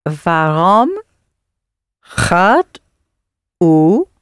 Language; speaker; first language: Dutch; non-native, learner; English